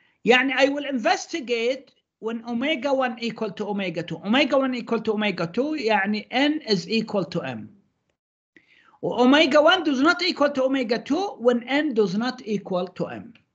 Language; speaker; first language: English; non-native, fluent; Arabic